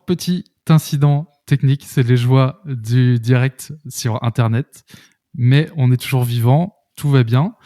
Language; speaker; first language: French; native; French